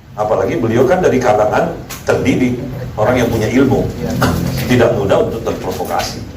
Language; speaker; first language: Indonesian; native; Indonesian